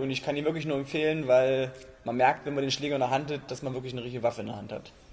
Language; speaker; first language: German; native; German